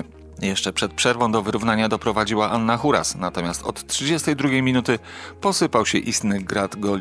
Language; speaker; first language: Polish; native; Polish